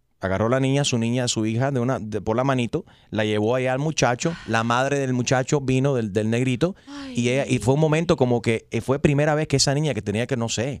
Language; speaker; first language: Spanish; early bilingual, heritage; Spanish